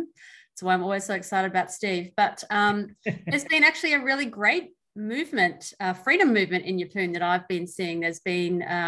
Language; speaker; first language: English; native; English